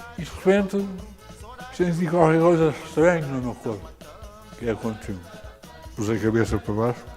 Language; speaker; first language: Portuguese; native; Portuguese